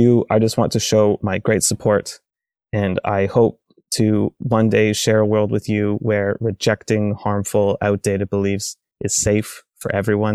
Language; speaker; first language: English; native; English